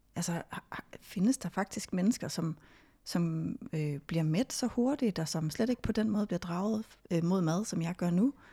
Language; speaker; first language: Danish; native; Danish